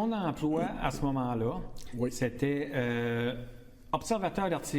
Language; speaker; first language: French; native; French